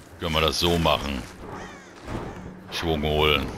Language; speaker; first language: German; native; German